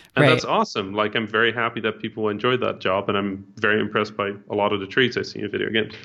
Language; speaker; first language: English; non-native, fluent; Dutch